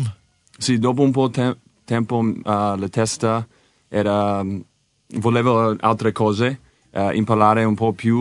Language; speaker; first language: Italian; non-native, learner; English